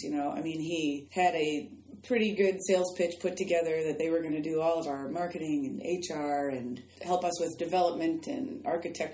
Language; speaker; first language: English; native; English